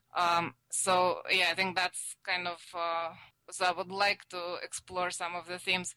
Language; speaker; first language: English; non-native, fluent; Russian